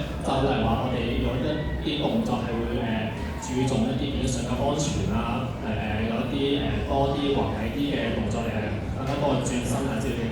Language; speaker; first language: Cantonese; native; Cantonese